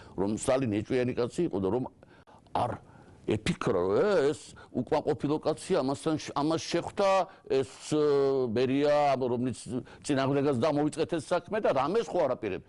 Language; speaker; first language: Georgian; native; Georgian